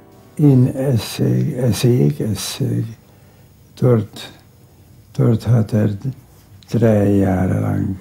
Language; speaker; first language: German; non-native, local second language; Hungarian